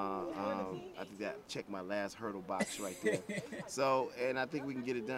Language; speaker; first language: English; native; English